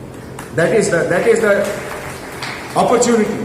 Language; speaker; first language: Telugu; non-native, fluent; Hindi